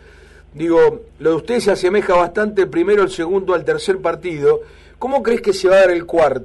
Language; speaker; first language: Spanish; native; Spanish